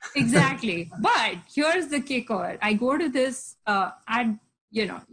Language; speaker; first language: English; non-native, local second language; Hindi